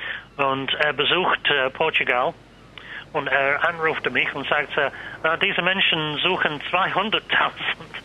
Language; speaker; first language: German; non-native, learner; English